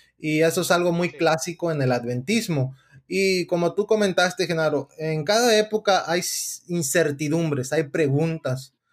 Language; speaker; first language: Spanish; early bilingual, heritage; Spanish